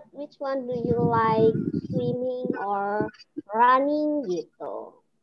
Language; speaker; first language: English; non-native, learner; Indonesian